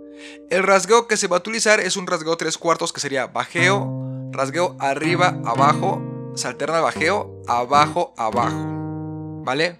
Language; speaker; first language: Spanish; native; Spanish